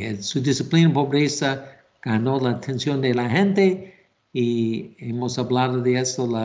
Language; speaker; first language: Spanish; non-native, fluent; English